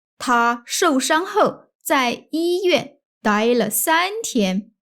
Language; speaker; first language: Chinese; native; Chinese